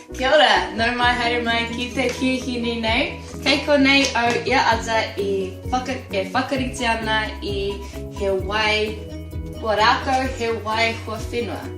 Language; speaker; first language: Māori; non-native, local second language; English